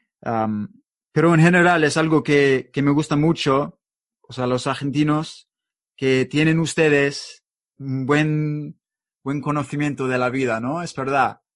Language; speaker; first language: Spanish; non-native, learner; English